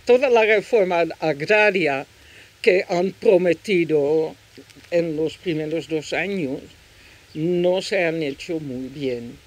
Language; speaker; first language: Spanish; non-native, fluent; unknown